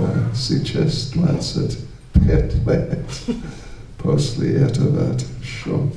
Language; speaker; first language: Russian; non-native, learner; English